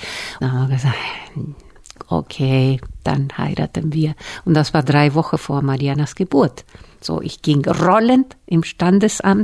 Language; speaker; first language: German; non-native, fluent; Spanish